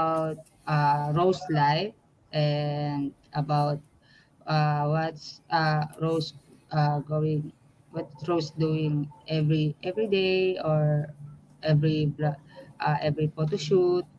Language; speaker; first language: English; non-native, learner; Filipino